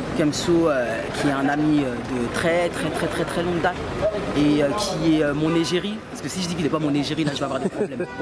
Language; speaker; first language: French; early bilingual, other home language; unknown